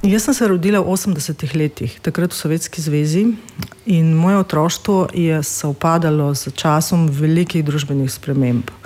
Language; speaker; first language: Slovenian; non-native, fluent; Russian